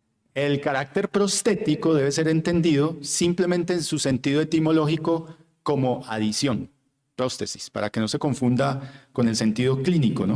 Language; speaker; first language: Spanish; native; Spanish